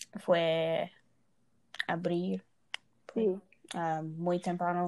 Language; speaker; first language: Spanish; non-native, learner; English